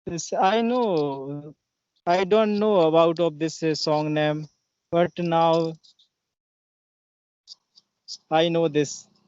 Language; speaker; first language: English; non-native, learner; Hindi